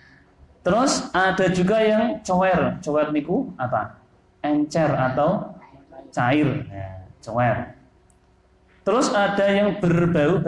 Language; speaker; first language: Indonesian; non-native, local second language; Javanese